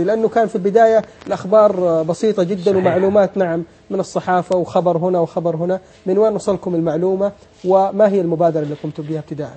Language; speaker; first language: Arabic; native; Arabic